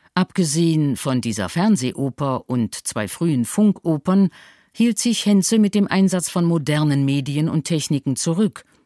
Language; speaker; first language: German; native; German